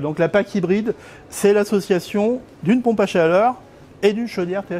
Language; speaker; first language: French; native; French